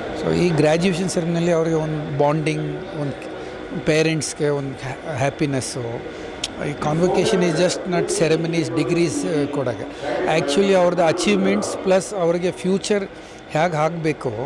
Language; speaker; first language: Kannada; non-native, fluent; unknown